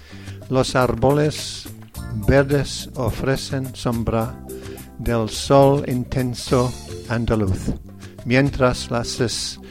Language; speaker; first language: Spanish; non-native, learner; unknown